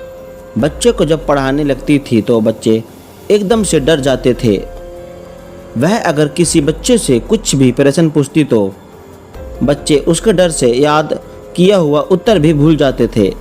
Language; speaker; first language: Hindi; native; Hindi